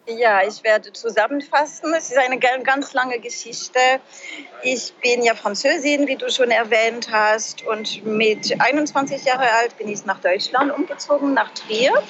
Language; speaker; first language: German; non-native, fluent; French